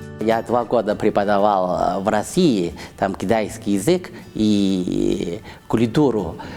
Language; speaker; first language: Russian; non-native, fluent; Chinese